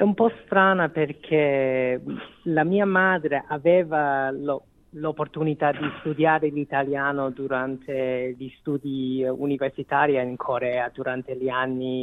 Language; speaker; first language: Italian; non-native, fluent; Korean